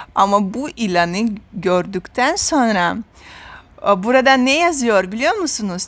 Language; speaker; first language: Turkish; non-native, fluent; Russian